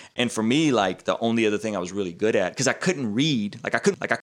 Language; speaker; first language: English; early bilingual, other home language; Russian